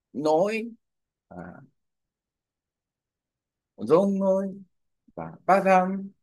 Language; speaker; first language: Vietnamese; non-native, learner; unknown